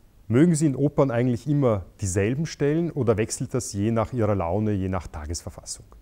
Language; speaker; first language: German; native; German